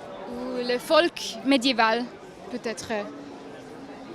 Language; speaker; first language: French; non-native, local second language; German